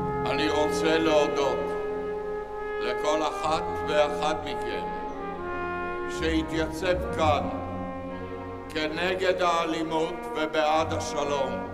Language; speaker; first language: Hebrew; native; Hebrew